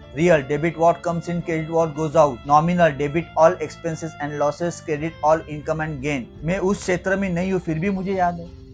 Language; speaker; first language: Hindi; non-native, local second language; Marathi